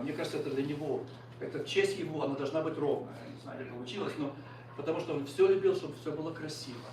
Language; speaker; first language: Russian; native; Russian